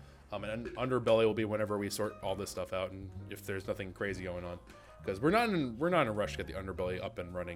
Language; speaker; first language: English; native; English